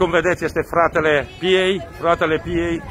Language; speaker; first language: Romanian; native; Romanian